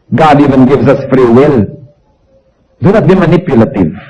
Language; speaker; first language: English; non-native, local second language; Filipino